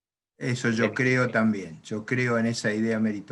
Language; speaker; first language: Spanish; native; Spanish